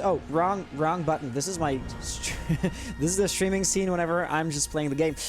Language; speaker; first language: English; non-native, local second language; French